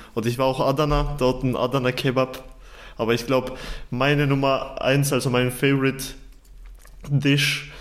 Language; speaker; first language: German; early bilingual, other home language; Turkish